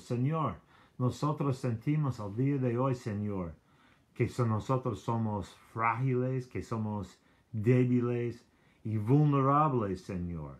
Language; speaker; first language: Spanish; non-native, learner; English